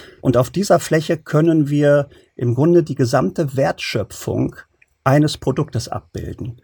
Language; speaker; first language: German; early bilingual, other home language; Turkish